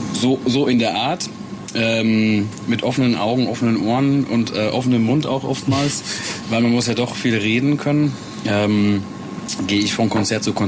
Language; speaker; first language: German; native; German